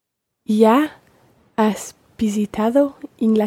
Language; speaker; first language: Spanish; non-native, learner; English